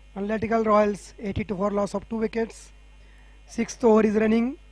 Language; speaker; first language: English; non-native, local second language; Marathi